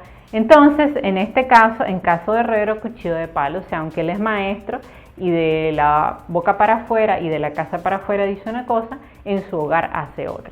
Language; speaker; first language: Spanish; native; Spanish